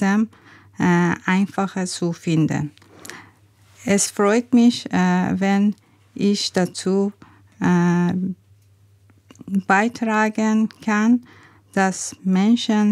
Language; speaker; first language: German; non-native, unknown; Persian